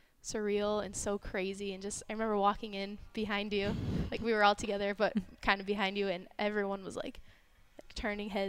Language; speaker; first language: English; native; English